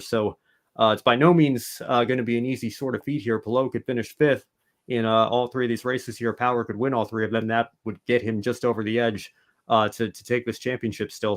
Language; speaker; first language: English; native; English